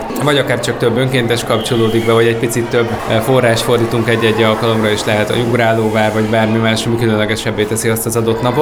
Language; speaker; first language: Hungarian; native; Hungarian